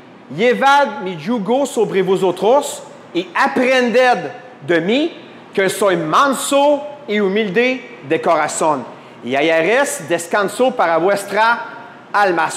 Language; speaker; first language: Spanish; non-native, fluent; French